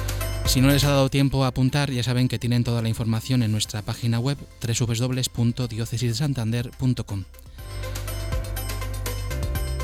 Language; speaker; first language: Spanish; native; Spanish